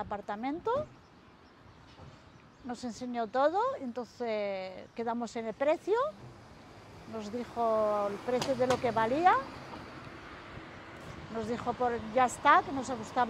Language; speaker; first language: Spanish; native; Spanish